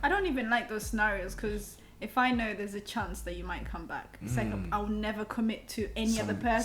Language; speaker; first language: English; native; English